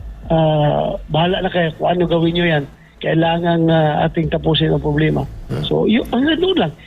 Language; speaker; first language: Filipino; native; Filipino